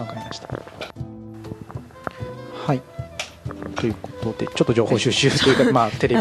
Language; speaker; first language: Japanese; native; Japanese